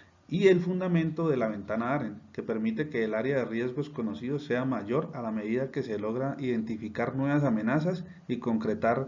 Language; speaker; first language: Spanish; native; Spanish